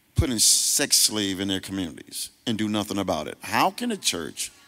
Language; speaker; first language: English; native; English